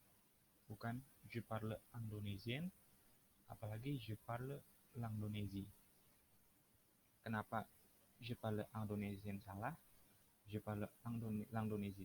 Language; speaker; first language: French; non-native, fluent; Indonesian